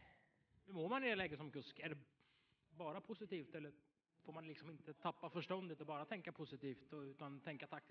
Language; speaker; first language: Swedish; native; Swedish